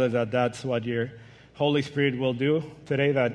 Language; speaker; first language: English; non-native, fluent; Spanish